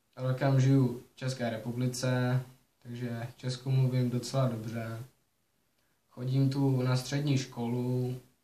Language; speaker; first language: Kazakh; early bilingual, heritage; Kazakh